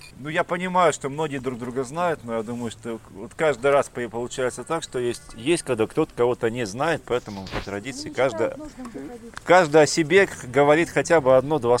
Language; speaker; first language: Russian; native; Russian